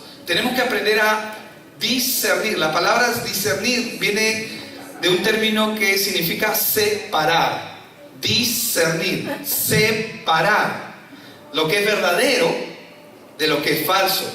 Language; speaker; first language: Spanish; native; Spanish